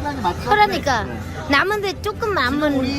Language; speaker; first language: Korean; non-native, learner; Vietnamese